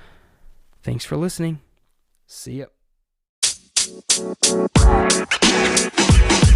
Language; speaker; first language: English; native; English